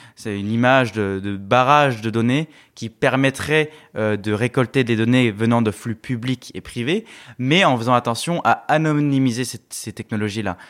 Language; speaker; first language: French; non-native, fluent; Korean